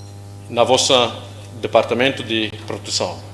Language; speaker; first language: Portuguese; non-native, learner; English